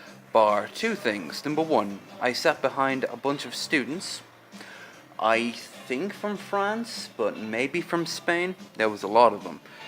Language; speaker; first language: English; native; English